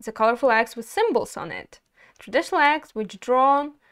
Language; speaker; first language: English; non-native, fluent; Ukrainian